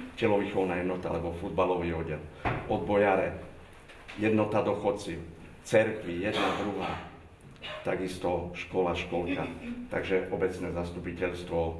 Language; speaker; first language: Slovak; non-native, local second language; Rusyn